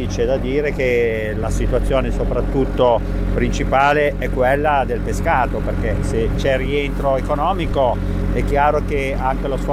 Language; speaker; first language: Italian; native; Italian